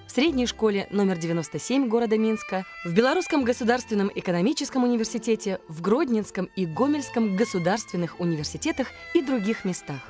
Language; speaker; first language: Russian; native; Russian